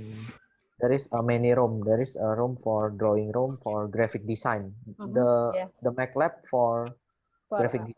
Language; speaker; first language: English; non-native, learner; Indonesian